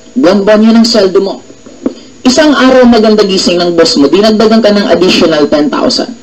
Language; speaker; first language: Filipino; native; Filipino